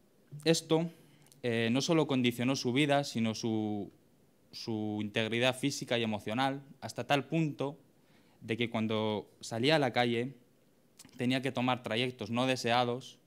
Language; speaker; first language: Spanish; native; Spanish